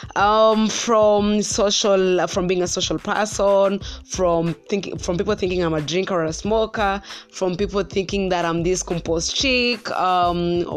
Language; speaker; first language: English; non-native, local second language; Kikuyu